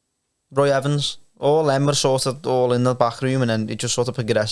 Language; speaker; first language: English; native; English